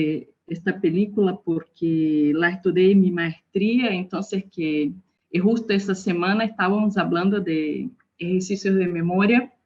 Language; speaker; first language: Spanish; non-native, learner; Portuguese